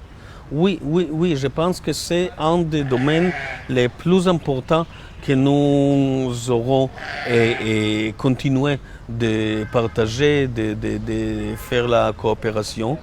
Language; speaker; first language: French; non-native, learner; Hebrew